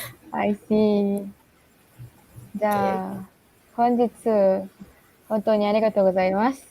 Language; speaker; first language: Japanese; non-native, learner; Malay